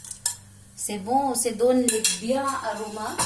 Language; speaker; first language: French; non-native, learner; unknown